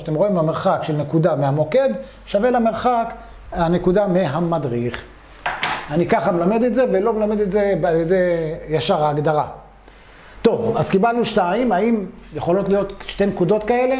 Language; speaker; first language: Hebrew; native; Hebrew